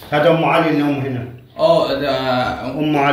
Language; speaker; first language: Arabic; native; Arabic